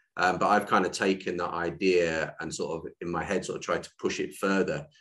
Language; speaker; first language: English; native; English